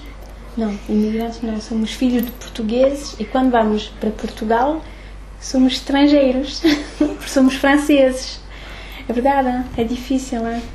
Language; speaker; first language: Portuguese; early bilingual, heritage; French